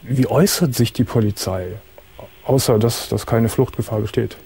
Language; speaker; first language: German; native; German